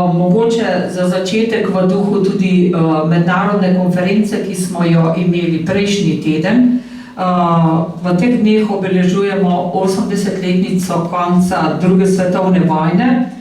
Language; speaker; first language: Slovenian; native; Slovenian